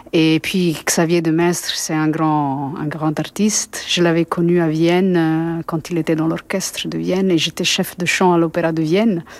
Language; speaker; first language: French; non-native, fluent; Italian